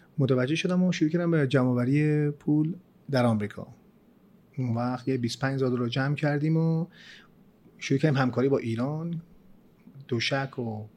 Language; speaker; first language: Persian; early bilingual, other home language; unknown